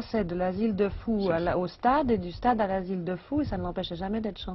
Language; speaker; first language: French; native; French